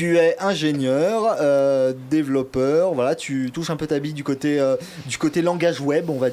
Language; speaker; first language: French; native; French